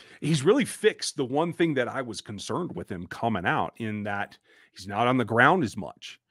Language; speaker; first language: English; native; English